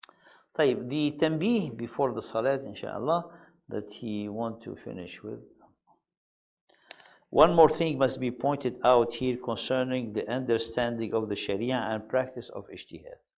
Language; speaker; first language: English; non-native, fluent; Arabic